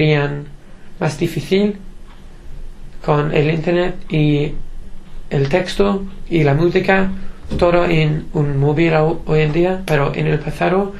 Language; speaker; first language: Spanish; non-native, learner; English